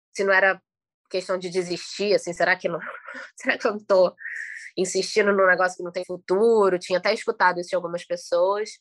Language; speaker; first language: Portuguese; native; Portuguese